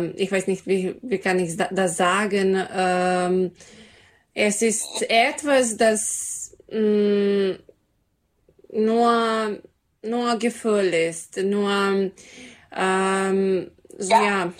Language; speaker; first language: German; non-native, learner; Serbian